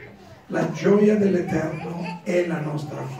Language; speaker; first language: Italian; non-native, learner; Spanish